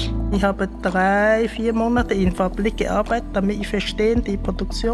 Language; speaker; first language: German; non-native, fluent; Chinese